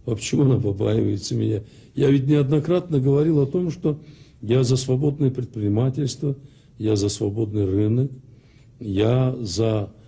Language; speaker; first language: Russian; non-native, local second language; Azerbaijani